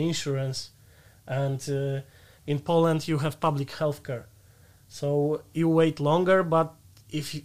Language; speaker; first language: English; non-native, fluent; Polish